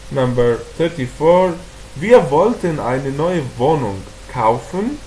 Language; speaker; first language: German; non-native, fluent; Arabic